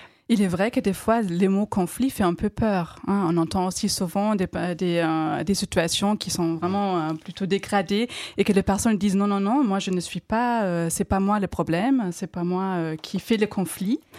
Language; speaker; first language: French; non-native, fluent; German